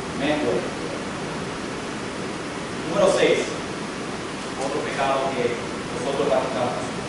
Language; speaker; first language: Spanish; non-native, fluent; English